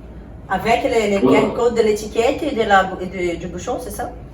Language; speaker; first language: French; non-native, fluent; Portuguese